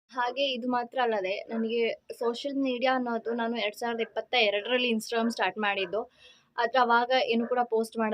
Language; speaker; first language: Kannada; non-native, local second language; Malayalam